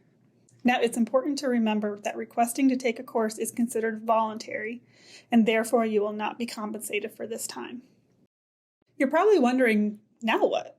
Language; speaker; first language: English; native; English